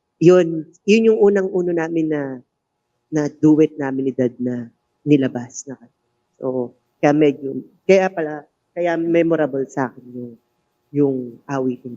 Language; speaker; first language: Filipino; native; Filipino